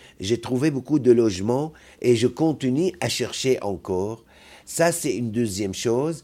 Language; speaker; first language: French; non-native, fluent; Arabic